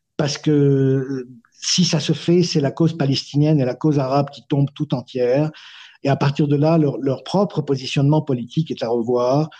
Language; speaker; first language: French; non-native, local second language; Arabic